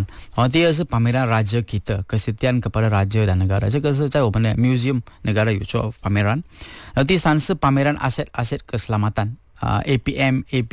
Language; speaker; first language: Chinese; non-native, local second language; Tamil